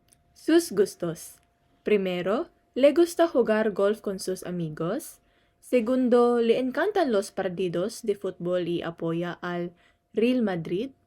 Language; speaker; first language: Spanish; non-native, learner; Cebuano